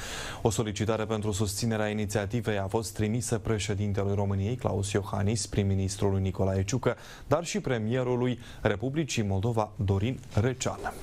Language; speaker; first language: Romanian; native; Romanian